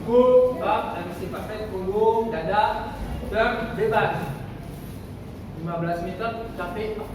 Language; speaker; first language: Indonesian; non-native, learner; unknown